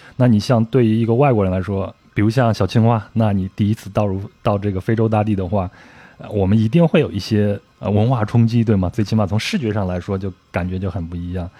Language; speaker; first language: Chinese; native; Chinese